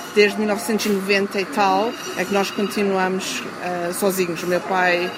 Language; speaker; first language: Portuguese; early bilingual, heritage; Portuguese